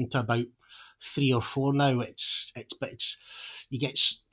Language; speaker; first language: English; native; English